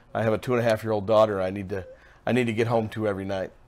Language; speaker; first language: English; native; English